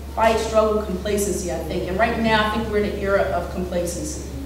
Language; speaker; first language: English; native; English